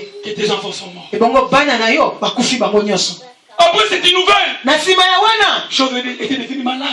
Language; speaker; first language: French; non-native, local second language; Lingala